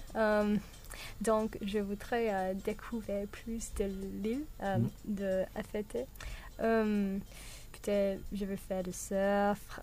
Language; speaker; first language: French; non-native, learner; English